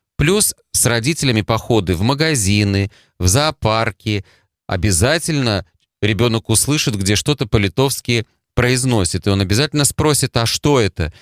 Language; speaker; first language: Russian; native; Russian